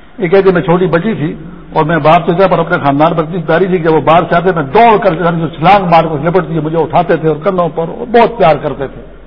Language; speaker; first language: Urdu; non-native, local second language; Pashto